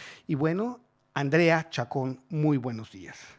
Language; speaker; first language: Spanish; native; Spanish